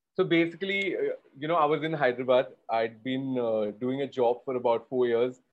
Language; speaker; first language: English; non-native, local second language; Gujarati